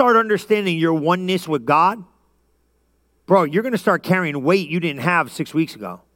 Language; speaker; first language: English; native; English